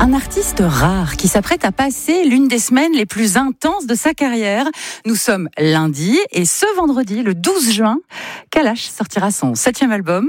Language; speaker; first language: French; native; French